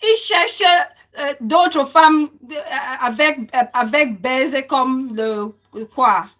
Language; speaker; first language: French; non-native, learner; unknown